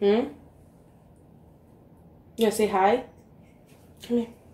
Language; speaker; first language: English; non-native, local second language; Haitian Creole